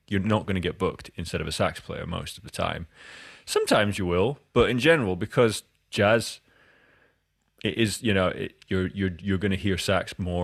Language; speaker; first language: English; native; English